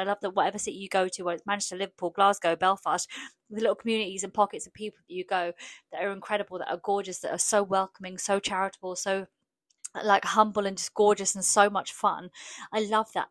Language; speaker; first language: English; early bilingual, other home language; Polish